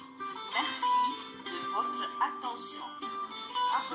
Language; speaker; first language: French; non-native, fluent; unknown